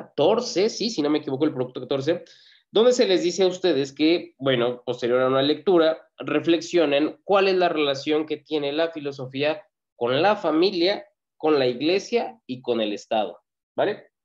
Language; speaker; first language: Spanish; native; Spanish